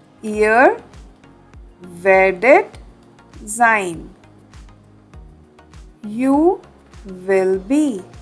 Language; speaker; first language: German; non-native, fluent; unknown